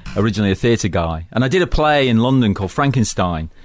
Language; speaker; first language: English; native; English